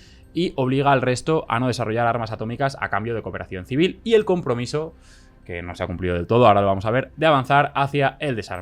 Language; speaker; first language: Spanish; native; Spanish